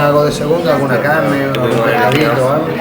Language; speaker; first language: Spanish; native; Spanish